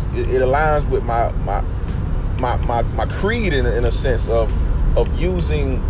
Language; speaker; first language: English; native; English